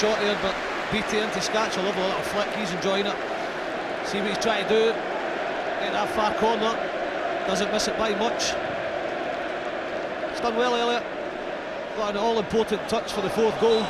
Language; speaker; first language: English; native; English